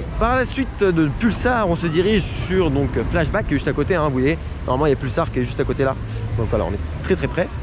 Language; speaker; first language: French; native; French